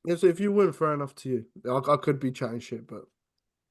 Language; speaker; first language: English; native; English